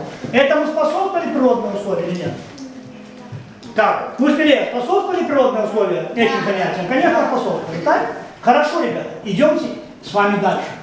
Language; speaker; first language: Russian; native; Russian